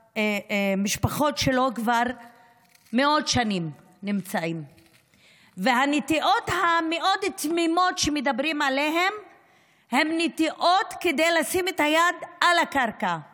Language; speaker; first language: Hebrew; non-native, local second language; Arabic